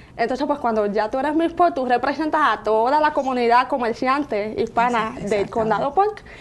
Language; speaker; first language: Spanish; native; Spanish